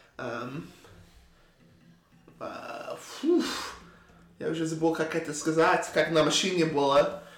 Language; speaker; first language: Russian; non-native, learner; English